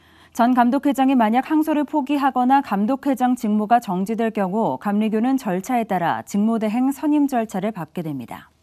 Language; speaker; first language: Korean; native; Korean